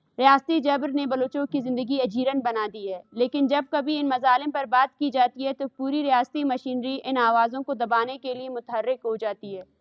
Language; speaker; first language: Urdu; non-native, local second language; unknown